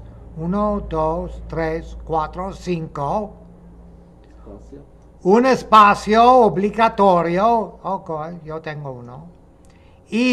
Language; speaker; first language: Spanish; non-native, fluent; English